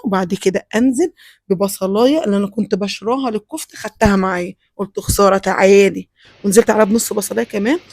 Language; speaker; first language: Arabic; native; Arabic